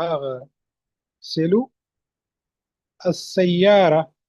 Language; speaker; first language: Arabic; non-native, fluent; English